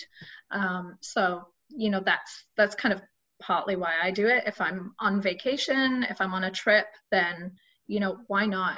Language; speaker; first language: English; native; English